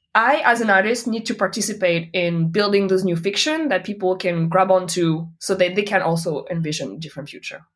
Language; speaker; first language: English; non-native, fluent; French